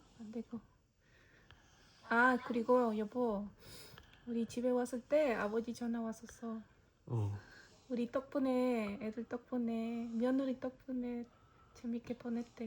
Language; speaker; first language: Korean; non-native, fluent; Spanish